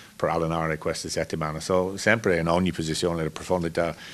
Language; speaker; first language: Italian; non-native, learner; English